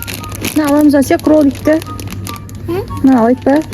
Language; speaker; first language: Turkish; non-native, learner; Kazakh